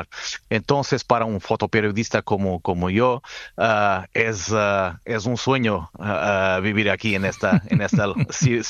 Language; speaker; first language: Spanish; non-native, fluent; Portuguese